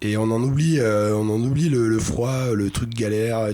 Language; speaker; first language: French; native; French